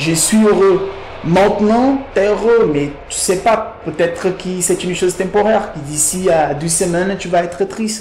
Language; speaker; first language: French; non-native, fluent; Portuguese